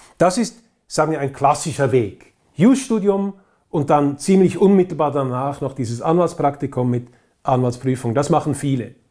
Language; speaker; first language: German; native; German